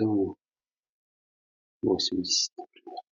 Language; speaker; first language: Russian; native; Russian